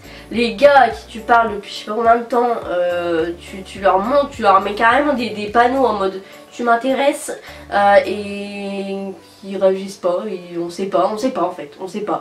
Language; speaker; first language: French; native; French